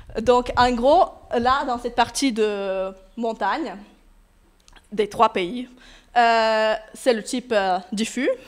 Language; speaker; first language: French; non-native, fluent; Russian